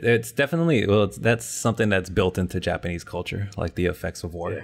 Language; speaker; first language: English; native; English